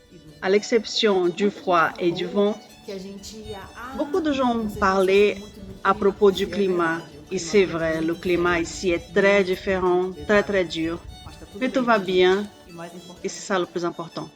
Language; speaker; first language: French; non-native, fluent; Portuguese